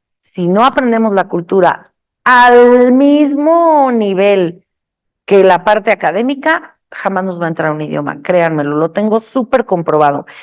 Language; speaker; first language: Spanish; native; Spanish